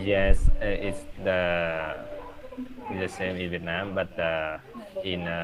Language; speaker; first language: English; non-native, learner; Vietnamese